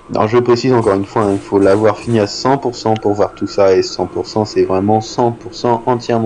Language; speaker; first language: French; native; French